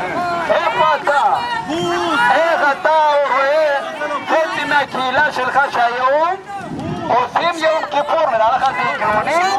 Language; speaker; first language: Hebrew; non-native, fluent; Amharic